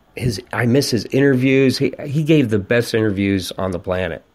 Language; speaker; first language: English; native; English